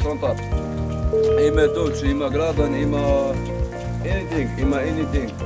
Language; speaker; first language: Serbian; non-native, learner; Arabic